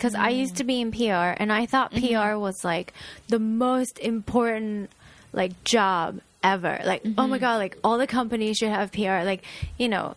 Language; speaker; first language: English; non-native, fluent; Japanese